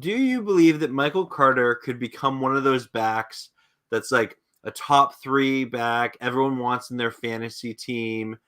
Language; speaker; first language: English; native; English